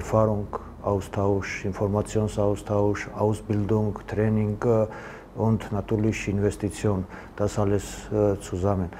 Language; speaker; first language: German; non-native, learner; Georgian